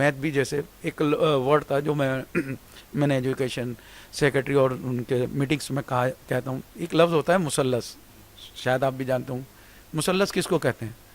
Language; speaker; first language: Hindi; native; Hindi